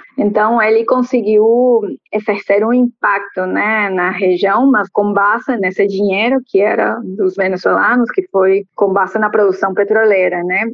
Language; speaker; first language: Portuguese; non-native, fluent; Spanish